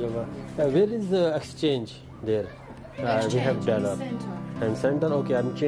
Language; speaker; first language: English; non-native, learner; Hindi